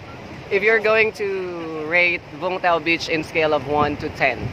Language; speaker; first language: English; non-native, fluent; Filipino